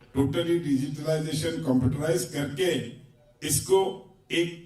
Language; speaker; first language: Hindi; non-native, local second language; Marathi